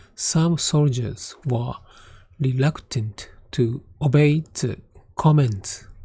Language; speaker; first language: English; non-native, learner; Japanese